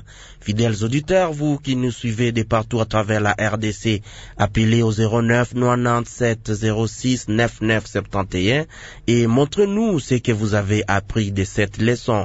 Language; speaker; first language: French; non-native, local second language; Lingala